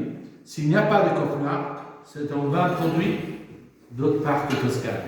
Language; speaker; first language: French; non-native, fluent; Italian